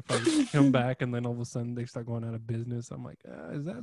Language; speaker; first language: English; native; English